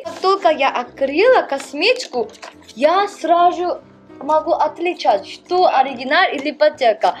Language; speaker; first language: Russian; non-native, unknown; Korean